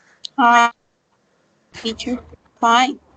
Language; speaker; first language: English; non-native, learner; Spanish